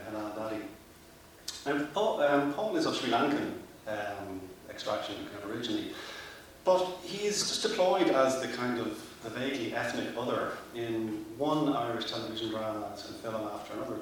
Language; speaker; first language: English; native; English